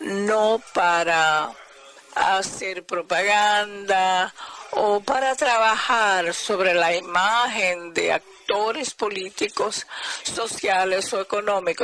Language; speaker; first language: Spanish; non-native, fluent; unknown